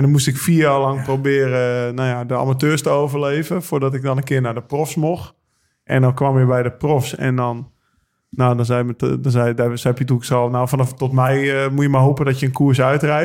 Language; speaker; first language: Dutch; native; Dutch